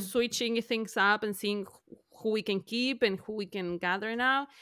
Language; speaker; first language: English; non-native, fluent; Spanish